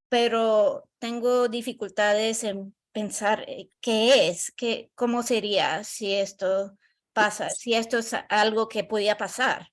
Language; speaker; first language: Spanish; non-native, learner; English